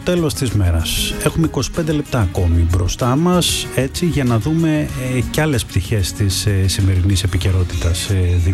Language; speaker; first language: Greek; native; Greek